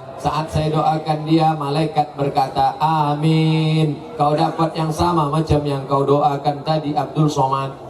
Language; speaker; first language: Indonesian; native; Indonesian